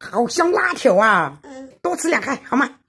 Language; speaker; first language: Chinese; native; Chinese